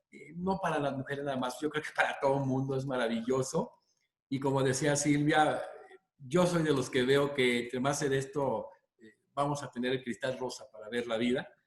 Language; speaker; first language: Spanish; native; Spanish